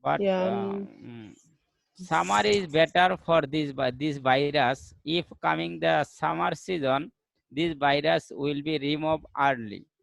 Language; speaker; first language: English; non-native, learner; Bangla